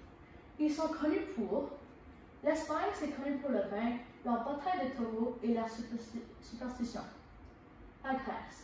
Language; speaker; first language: French; non-native, learner; English